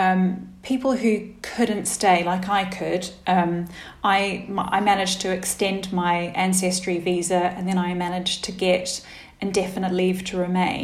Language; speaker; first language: English; native; English